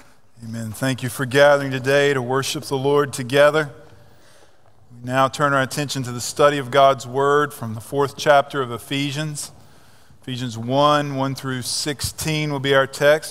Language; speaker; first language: English; native; English